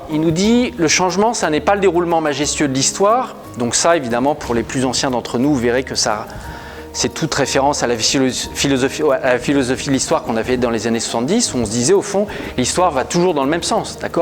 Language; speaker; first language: French; native; French